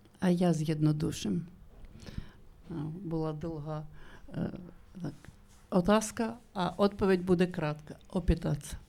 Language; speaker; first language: Slovak; non-native, learner; Ukrainian